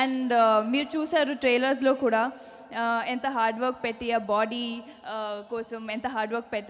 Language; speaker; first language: Telugu; non-native, learner; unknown